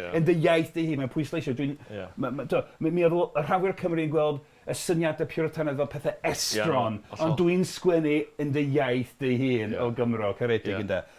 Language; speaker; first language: Welsh; non-native, fluent; English